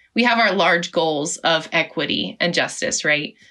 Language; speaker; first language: English; native; English